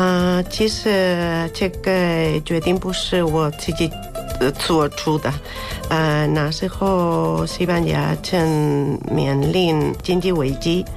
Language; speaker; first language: Chinese; non-native, fluent; Spanish